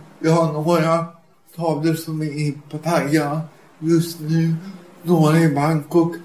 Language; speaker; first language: Swedish; native; Swedish